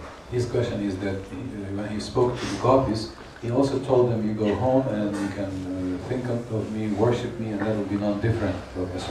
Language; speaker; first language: English; non-native, fluent; Russian